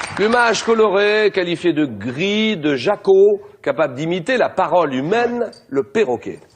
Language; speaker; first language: French; native; French